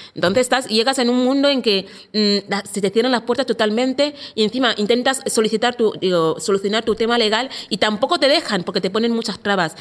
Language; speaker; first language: Spanish; non-native, local second language; Fang